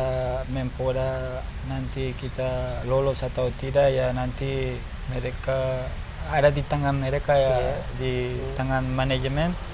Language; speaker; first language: Indonesian; non-native, learner; Spanish